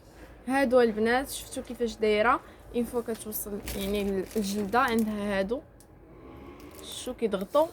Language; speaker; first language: Arabic; native; Arabic